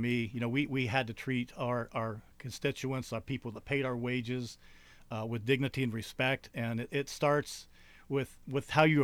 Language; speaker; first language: English; native; English